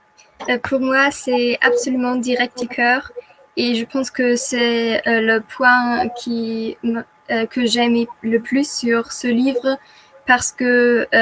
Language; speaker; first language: French; non-native, learner; German